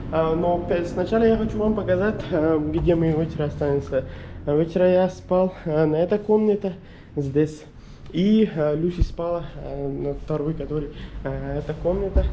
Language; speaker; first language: Russian; non-native, learner; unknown